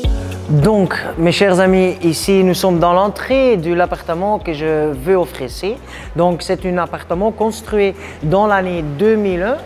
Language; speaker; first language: French; non-native, learner; Spanish